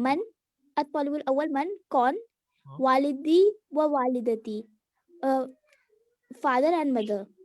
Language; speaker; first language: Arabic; non-native, learner; Urdu